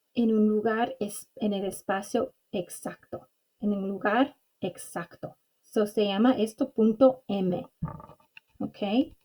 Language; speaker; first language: Spanish; non-native, learner; English